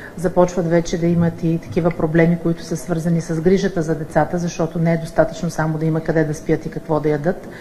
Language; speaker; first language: Bulgarian; native; Bulgarian